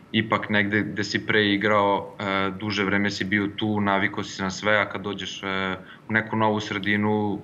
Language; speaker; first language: Serbian; early bilingual, other home language; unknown